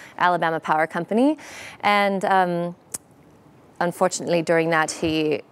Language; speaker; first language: English; native; English